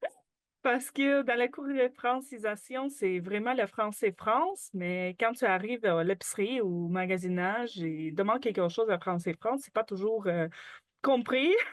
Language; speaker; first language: French; non-native, learner; Ukrainian